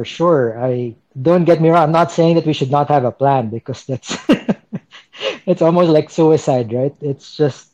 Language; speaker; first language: English; non-native, local second language; Filipino